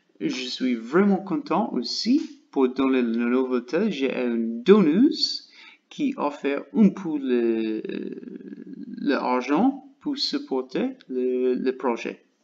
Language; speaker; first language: French; non-native, learner; English